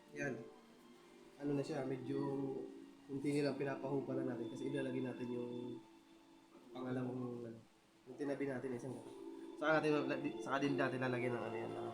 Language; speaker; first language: Filipino; non-native, local second language; Bikol